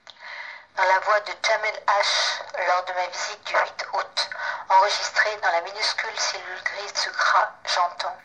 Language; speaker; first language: French; native; French